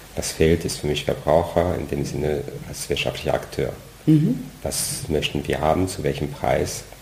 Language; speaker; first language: German; non-native, fluent; French